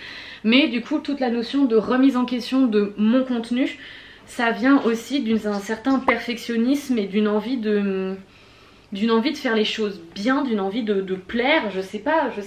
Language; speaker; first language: French; native; French